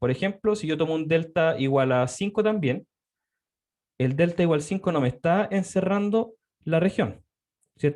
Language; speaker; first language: Spanish; native; Spanish